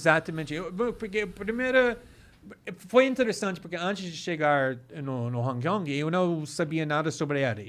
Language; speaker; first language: Portuguese; non-native, fluent; English